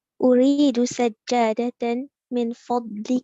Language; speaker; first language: Arabic; non-native, learner; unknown